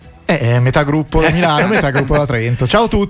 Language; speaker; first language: Italian; native; Italian